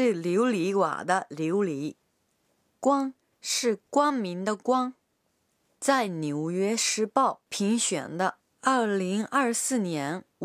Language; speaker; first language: Chinese; non-native, fluent; Japanese